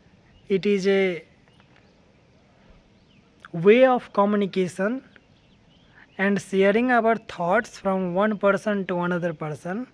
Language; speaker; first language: English; non-native, learner; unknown